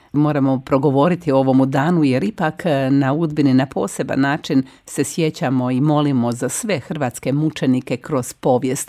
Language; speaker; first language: Croatian; native; Croatian